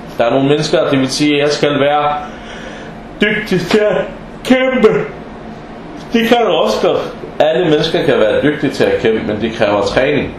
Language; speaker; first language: Danish; early bilingual, other home language; Arabic